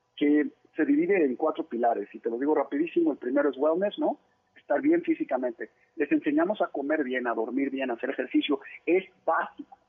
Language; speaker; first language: Spanish; native; Spanish